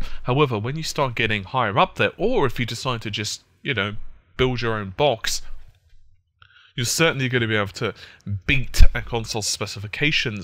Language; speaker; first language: English; native; English